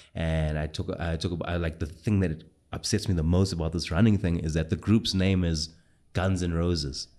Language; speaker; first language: English; native; English